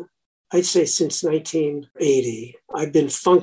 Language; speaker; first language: English; native; English